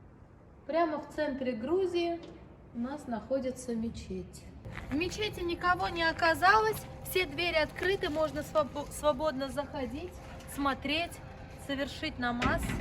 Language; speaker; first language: Russian; native; Russian